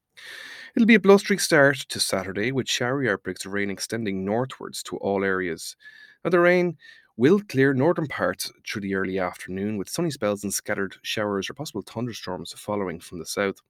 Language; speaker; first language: English; native; English